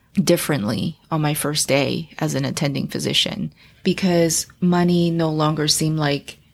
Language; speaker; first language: English; early bilingual, other home language; Chinese